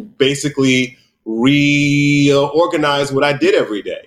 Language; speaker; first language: English; native; English